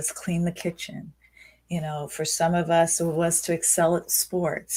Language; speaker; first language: English; native; English